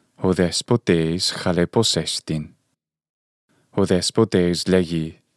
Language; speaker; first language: Greek; non-native, fluent; English